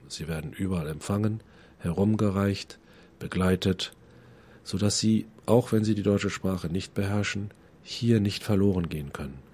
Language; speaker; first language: German; native; German